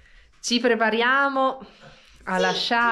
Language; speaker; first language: Italian; native; Italian